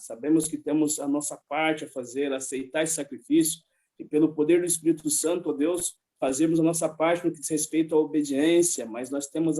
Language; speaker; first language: Portuguese; native; Portuguese